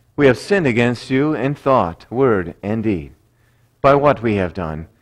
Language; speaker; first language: English; native; English